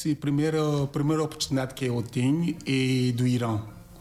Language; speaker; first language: Portuguese; non-native, learner; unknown